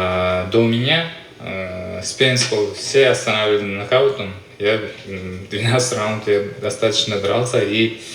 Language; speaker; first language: Russian; non-native, local second language; Uzbek